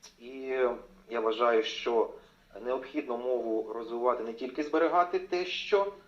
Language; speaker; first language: Ukrainian; non-native, local second language; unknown